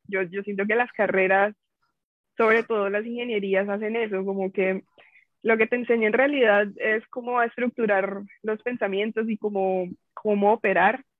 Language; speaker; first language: Spanish; native; Spanish